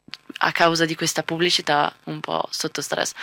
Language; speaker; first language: Italian; native; Italian